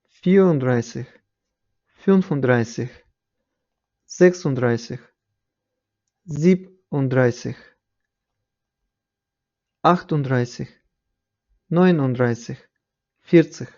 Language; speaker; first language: German; non-native, fluent; Ukrainian